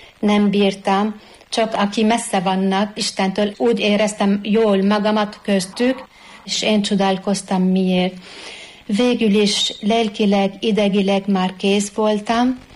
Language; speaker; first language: Hungarian; non-native, fluent; Arabic